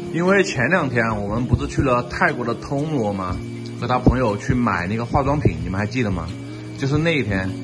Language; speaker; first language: Chinese; native; Chinese